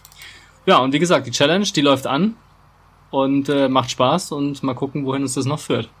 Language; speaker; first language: German; native; German